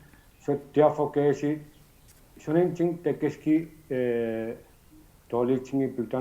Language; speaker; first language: Danish; non-native, local second language; Kalaallisut